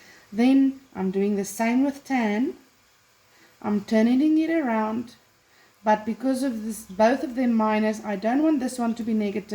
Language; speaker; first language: English; non-native, local second language; Afrikaans